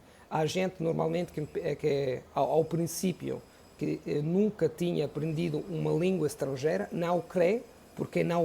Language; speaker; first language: Portuguese; non-native, fluent; Italian